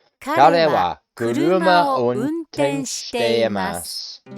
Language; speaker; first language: Japanese; non-native, learner; English